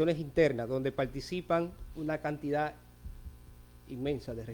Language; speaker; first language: Spanish; native; Spanish